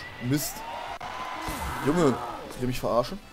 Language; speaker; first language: German; native; German